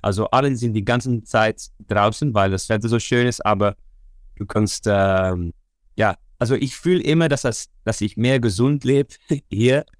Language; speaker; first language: German; non-native, learner; Dutch